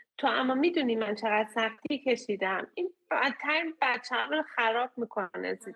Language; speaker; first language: Persian; early bilingual, heritage; Persian